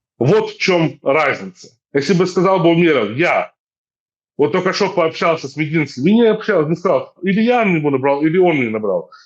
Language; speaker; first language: Russian; native; Russian